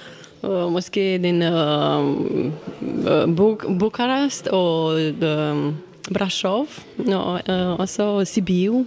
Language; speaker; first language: Danish; non-native, learner; Romanian